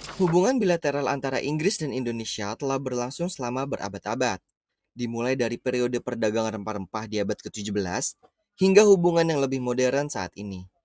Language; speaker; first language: Indonesian; native; Indonesian